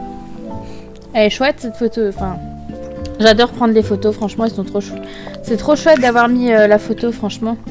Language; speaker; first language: French; native; French